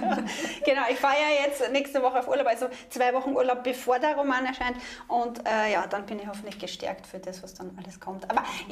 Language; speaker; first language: German; native; German